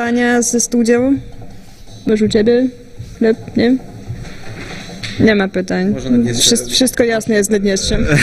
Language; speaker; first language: Polish; non-native, fluent; Russian